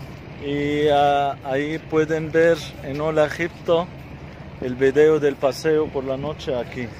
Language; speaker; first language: Spanish; non-native, fluent; Arabic